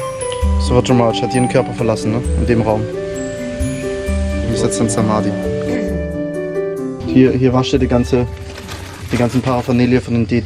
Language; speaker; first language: German; native; German